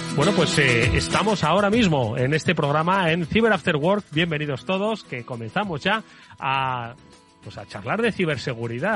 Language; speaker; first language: Spanish; native; Spanish